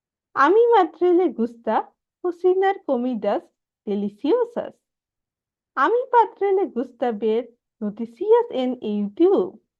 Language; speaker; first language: Spanish; non-native, learner; Bangla